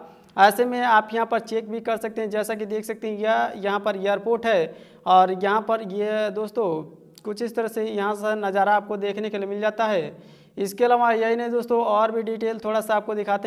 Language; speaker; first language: Hindi; native; Hindi